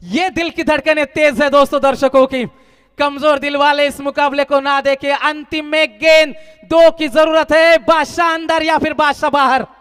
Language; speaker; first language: Hindi; non-native, local second language; Marathi